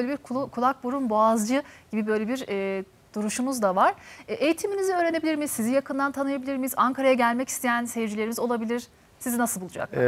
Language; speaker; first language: Turkish; native; Turkish